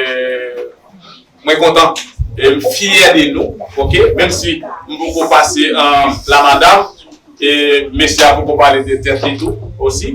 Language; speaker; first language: French; non-native, learner; Haitian Creole